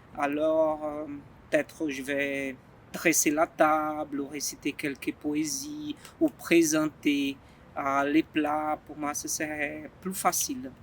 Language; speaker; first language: French; non-native, fluent; Portuguese